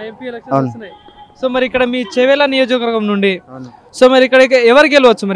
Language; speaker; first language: Telugu; native; Telugu